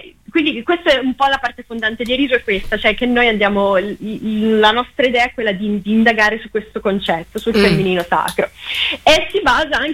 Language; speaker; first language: Italian; native; Italian